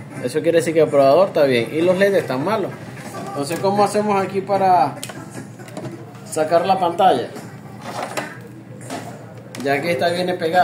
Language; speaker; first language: Spanish; native; Spanish